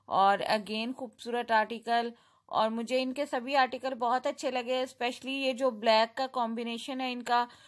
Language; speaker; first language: Urdu; native; Urdu